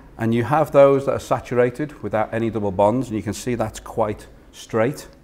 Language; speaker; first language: English; native; English